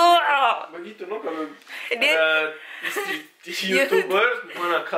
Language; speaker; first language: Indonesian; non-native, learner; English